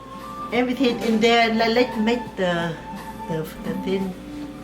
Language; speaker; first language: English; non-native, learner; Vietnamese